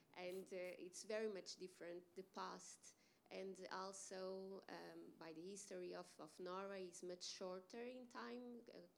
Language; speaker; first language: English; non-native, fluent; Portuguese